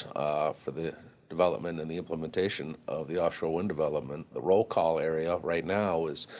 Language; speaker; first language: English; native; English